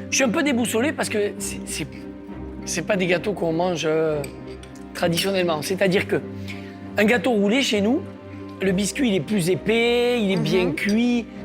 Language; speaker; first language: French; native; French